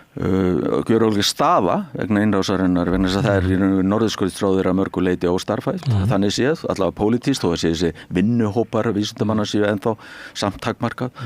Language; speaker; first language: Icelandic; native; Icelandic